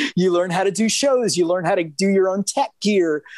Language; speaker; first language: English; native; English